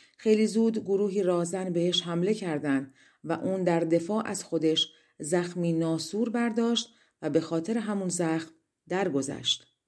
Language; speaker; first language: Persian; native; Persian